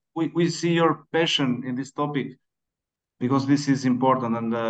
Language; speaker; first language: English; non-native, learner; Albanian